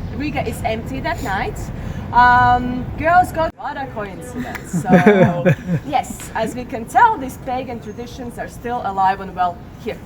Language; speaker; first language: English; non-native, fluent; Latvian